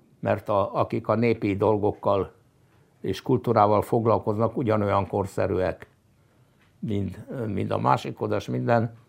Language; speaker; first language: Hungarian; native; Hungarian